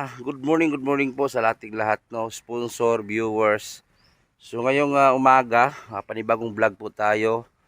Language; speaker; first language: Filipino; non-native, local second language; Cebuano